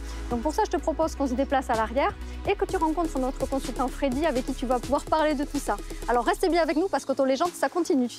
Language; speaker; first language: French; native; French